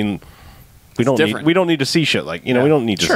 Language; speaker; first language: English; native; English